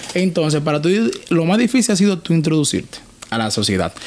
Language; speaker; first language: Spanish; native; Spanish